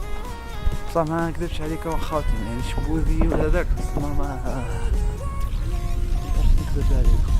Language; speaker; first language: Arabic; native; Arabic